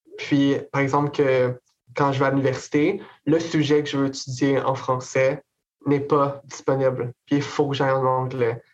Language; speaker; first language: French; native; French